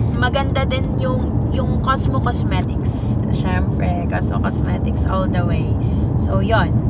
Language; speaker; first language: Filipino; non-native, local second language; Waray